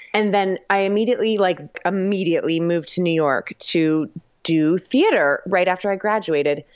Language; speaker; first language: English; native; English